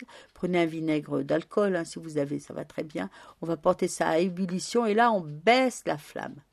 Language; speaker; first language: French; native; French